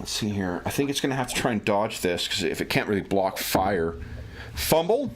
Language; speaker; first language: English; native; English